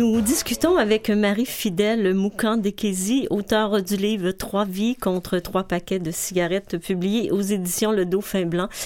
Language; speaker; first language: French; native; French